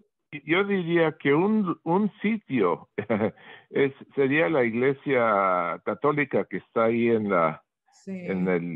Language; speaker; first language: Spanish; early bilingual, heritage; Spanish